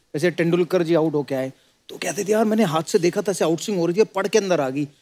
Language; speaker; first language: Hindi; native; Hindi